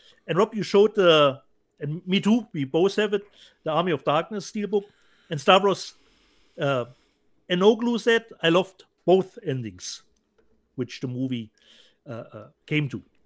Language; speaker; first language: English; non-native, fluent; German